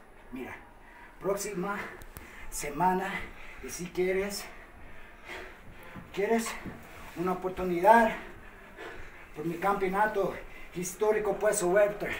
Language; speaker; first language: Spanish; non-native, fluent; English